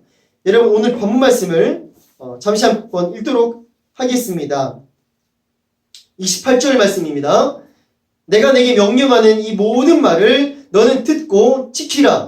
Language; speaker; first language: Korean; native; Korean